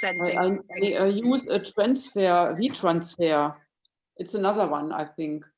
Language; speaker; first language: English; non-native, fluent; German